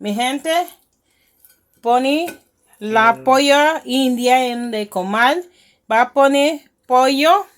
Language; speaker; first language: Spanish; non-native, learner; English